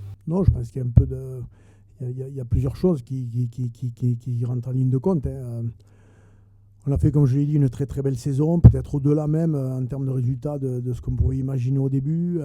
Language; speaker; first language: French; native; French